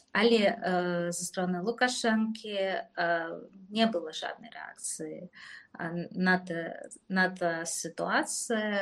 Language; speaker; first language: Polish; non-native, fluent; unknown